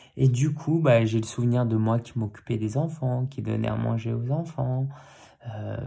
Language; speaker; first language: French; native; French